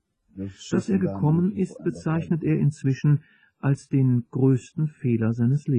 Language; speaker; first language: German; native; German